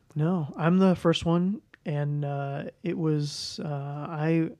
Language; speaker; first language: English; native; English